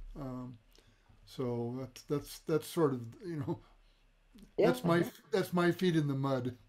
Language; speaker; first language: English; native; English